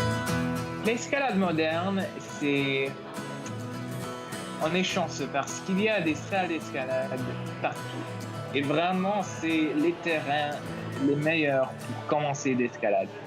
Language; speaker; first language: French; non-native, local second language; English